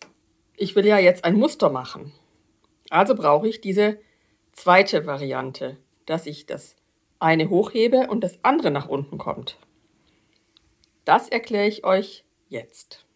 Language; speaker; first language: German; native; German